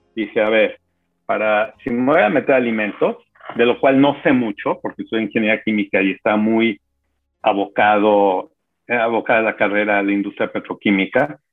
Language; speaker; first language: Spanish; native; Spanish